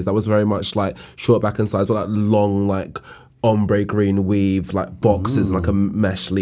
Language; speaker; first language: English; native; English